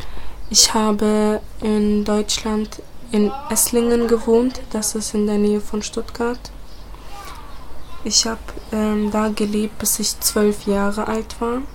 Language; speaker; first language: German; early bilingual, other home language; Bosnian